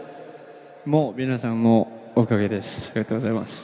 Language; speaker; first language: Japanese; non-native, learner; Korean